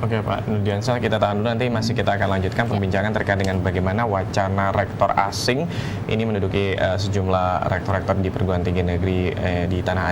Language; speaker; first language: Indonesian; native; Indonesian